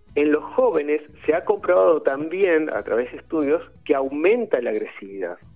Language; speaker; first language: Spanish; native; Spanish